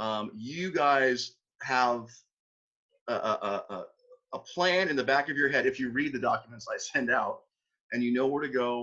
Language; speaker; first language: English; native; English